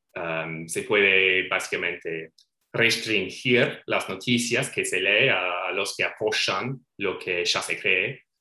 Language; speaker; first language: Spanish; non-native, fluent; English